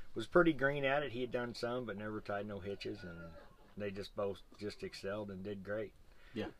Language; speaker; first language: English; native; English